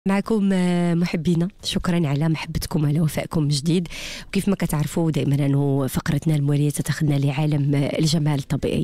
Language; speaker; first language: Arabic; native; Arabic